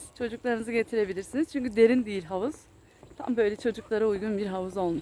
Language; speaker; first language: Turkish; native; Turkish